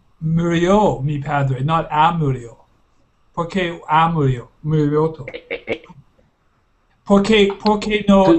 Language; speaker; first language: Spanish; non-native, learner; English